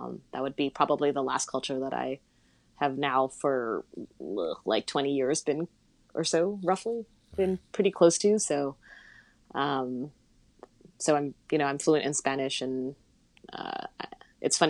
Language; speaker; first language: English; native; English